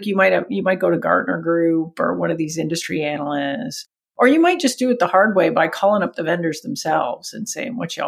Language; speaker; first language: English; native; English